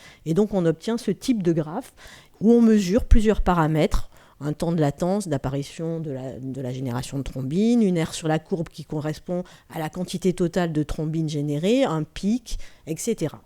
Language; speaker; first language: French; native; French